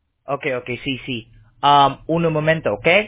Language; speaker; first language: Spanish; non-native, learner; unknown